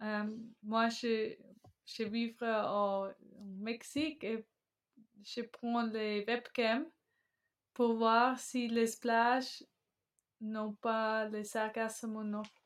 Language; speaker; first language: French; non-native, learner; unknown